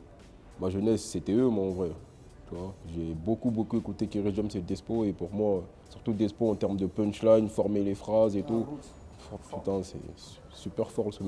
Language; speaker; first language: French; native; French